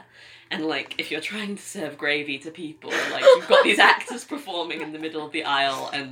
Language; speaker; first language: English; native; English